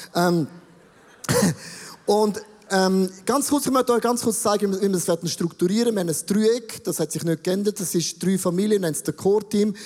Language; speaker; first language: German; native; German